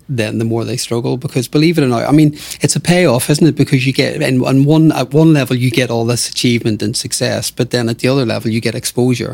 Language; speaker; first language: English; native; English